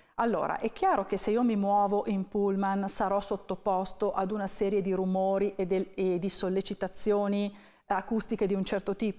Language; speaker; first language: Italian; native; Italian